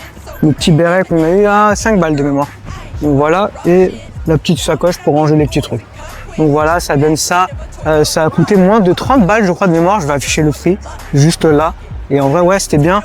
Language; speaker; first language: French; native; French